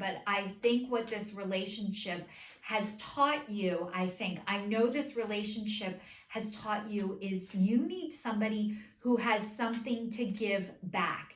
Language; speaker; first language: English; native; English